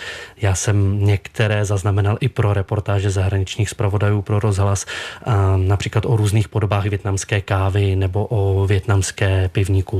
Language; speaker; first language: Czech; native; Czech